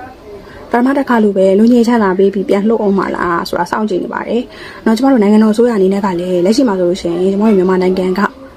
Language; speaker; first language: Burmese; native; Burmese